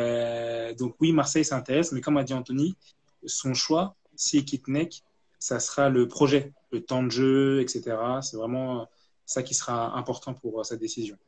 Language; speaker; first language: French; native; French